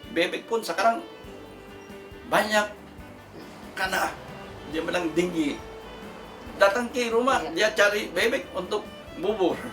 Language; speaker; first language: Indonesian; non-native, fluent; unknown